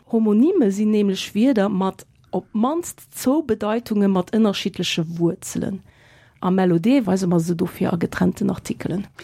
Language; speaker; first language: Luxembourgish; native; Luxembourgish